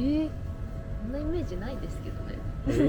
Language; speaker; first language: Japanese; native; Japanese